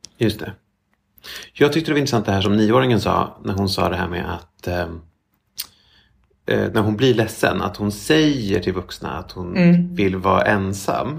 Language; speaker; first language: Swedish; native; Swedish